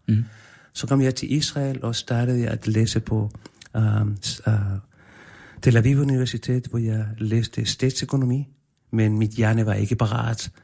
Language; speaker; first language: Danish; non-native, fluent; Spanish